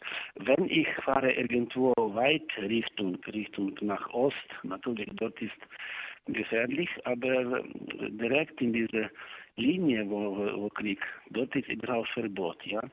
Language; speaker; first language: German; non-native, learner; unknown